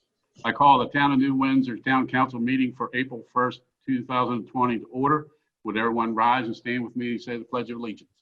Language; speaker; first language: English; native; English